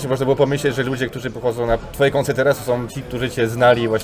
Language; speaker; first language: Polish; native; Polish